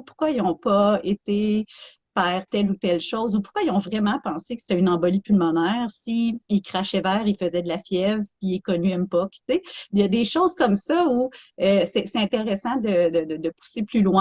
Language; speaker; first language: French; native; French